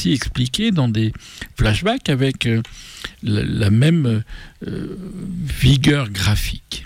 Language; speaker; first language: French; native; French